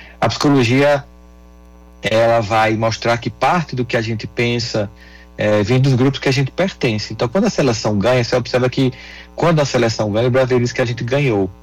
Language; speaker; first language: Portuguese; native; Portuguese